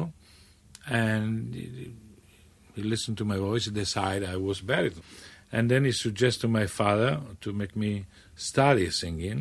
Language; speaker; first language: English; non-native, fluent; Italian